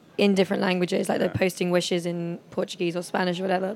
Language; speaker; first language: English; native; English